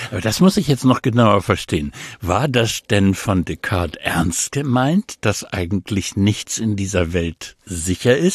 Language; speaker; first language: German; native; German